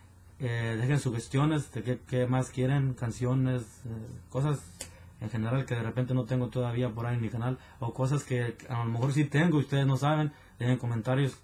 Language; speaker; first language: Spanish; native; Spanish